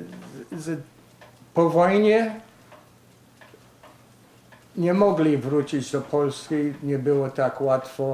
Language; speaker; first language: Polish; early bilingual, heritage; Polish